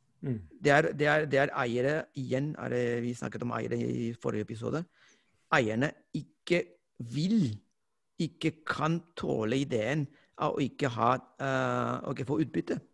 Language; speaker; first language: Norwegian; non-native, fluent; Spanish